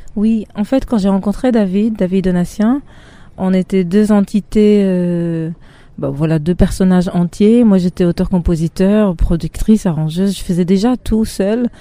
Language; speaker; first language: French; early bilingual, heritage; Hebrew